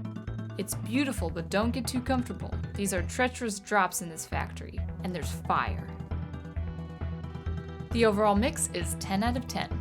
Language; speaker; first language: English; native; English